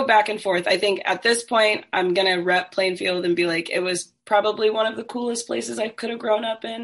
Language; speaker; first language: English; native; English